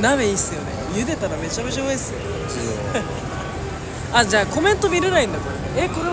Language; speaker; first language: Japanese; native; Japanese